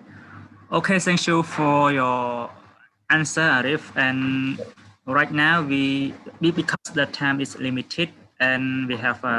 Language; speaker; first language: English; non-native, fluent; Khmer